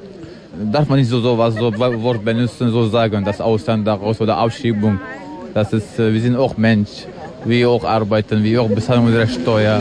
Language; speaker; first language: German; non-native, learner; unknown